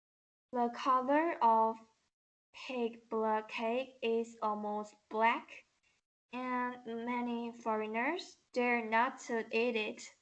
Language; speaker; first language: English; non-native, learner; Chinese